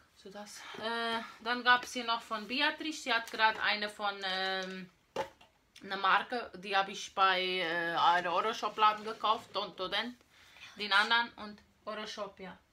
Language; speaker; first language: German; non-native, learner; Portuguese